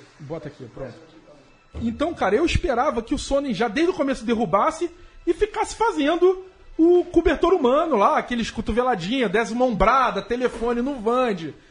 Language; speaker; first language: Portuguese; native; Portuguese